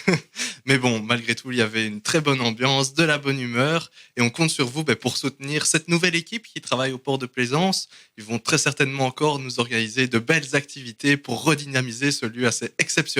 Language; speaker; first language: French; native; French